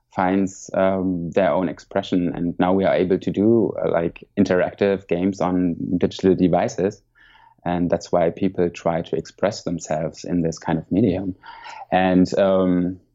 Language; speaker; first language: English; non-native, fluent; German